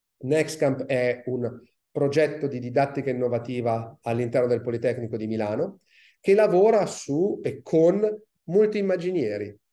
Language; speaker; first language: Italian; native; Italian